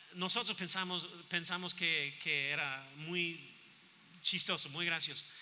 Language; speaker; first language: Spanish; non-native, fluent; English